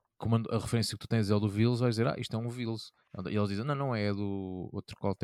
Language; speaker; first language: Portuguese; native; Portuguese